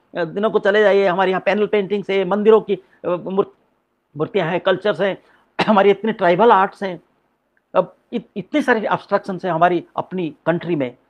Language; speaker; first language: Hindi; non-native, local second language; Odia